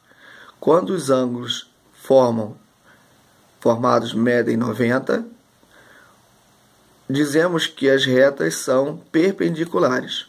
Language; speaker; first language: Portuguese; native; Portuguese